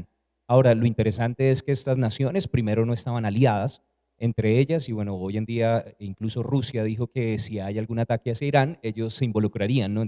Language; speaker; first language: Spanish; native; Spanish